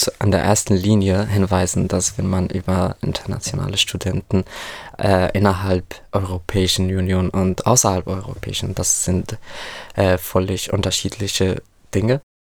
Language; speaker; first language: German; non-native, fluent; Arabic